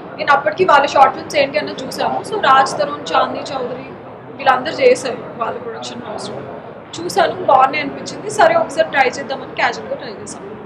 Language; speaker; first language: Telugu; non-native, local second language; Marathi